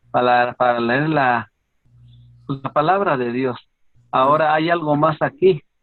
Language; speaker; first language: Spanish; native; Spanish